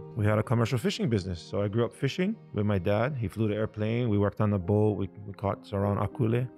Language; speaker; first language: English; native; English